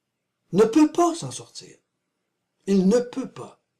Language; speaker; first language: French; native; French